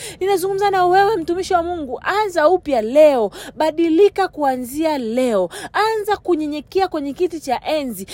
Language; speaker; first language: Swahili; native; Swahili